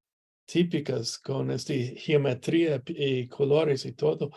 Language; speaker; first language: Spanish; non-native, learner; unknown